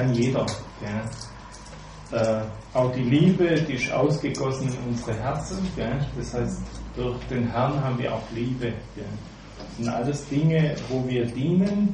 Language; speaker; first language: German; native; German